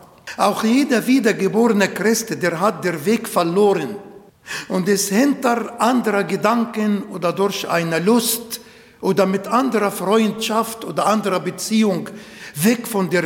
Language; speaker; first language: German; non-native, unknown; Arabic